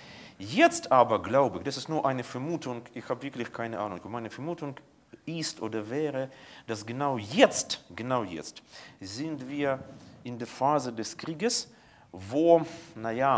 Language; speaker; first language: German; non-native, fluent; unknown